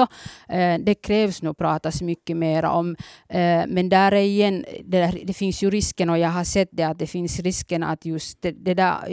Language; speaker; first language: Swedish; early bilingual, other home language; Somali